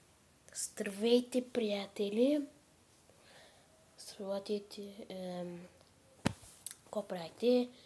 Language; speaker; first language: Bulgarian; non-native, local second language; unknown